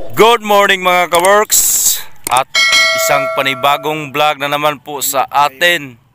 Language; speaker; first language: Filipino; non-native, local second language; Cebuano